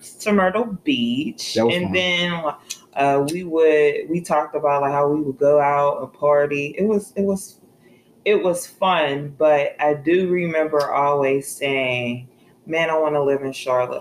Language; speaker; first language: English; native; English